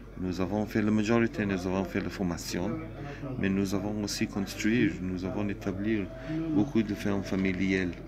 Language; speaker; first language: French; non-native, learner; Hebrew